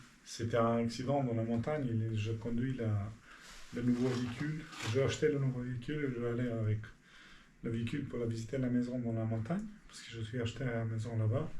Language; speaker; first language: French; non-native, learner; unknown